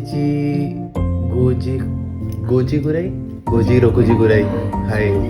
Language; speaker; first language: Japanese; non-native, learner; Hindi